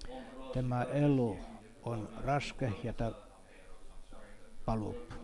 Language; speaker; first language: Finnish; non-native, learner; Estonian